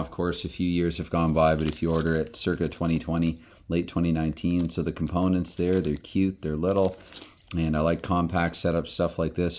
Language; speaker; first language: English; native; English